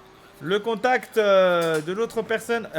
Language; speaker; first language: French; native; French